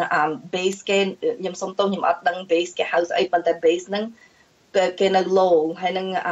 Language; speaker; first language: Khmer; early bilingual, heritage; Khmer